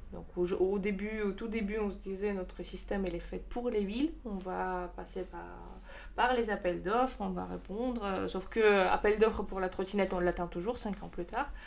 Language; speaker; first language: French; non-native, fluent; Russian